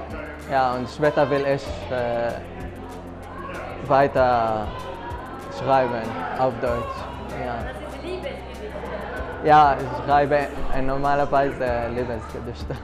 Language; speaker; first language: German; non-native, learner; Arabic